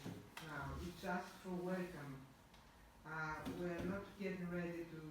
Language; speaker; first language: English; non-native, learner; Greek